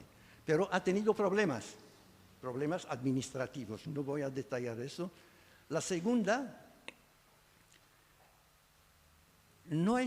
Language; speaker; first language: Spanish; non-native, fluent; Arabic